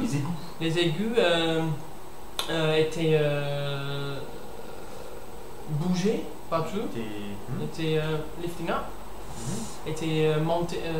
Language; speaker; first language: French; non-native, learner; English